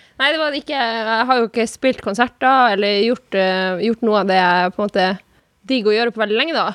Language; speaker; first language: Norwegian; non-native, local second language; Northern Sami